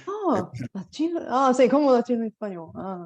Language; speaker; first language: Portuguese; non-native, fluent; Bulgarian